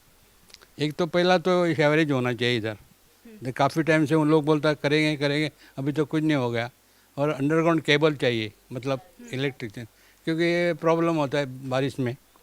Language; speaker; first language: Hindi; non-native, local second language; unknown